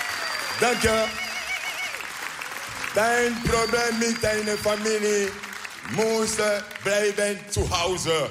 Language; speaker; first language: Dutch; non-native, learner; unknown